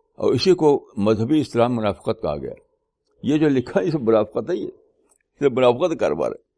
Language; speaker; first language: Urdu; native; Urdu